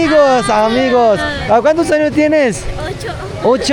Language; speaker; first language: Spanish; non-native, learner; Korean